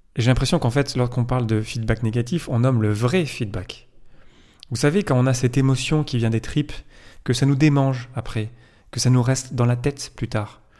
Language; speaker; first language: French; native; French